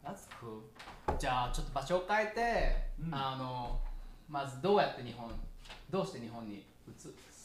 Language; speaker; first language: Japanese; native; Japanese